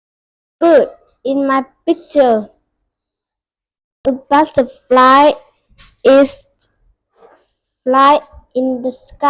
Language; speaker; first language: English; non-native, learner; Vietnamese